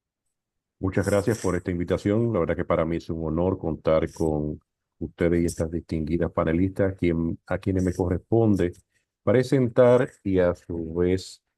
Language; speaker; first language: Spanish; native; Spanish